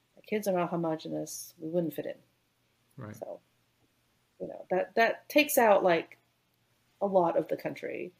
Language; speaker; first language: English; native; English